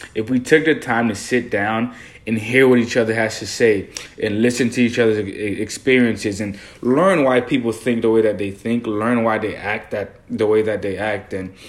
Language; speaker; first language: English; early bilingual, other home language; Haitian Creole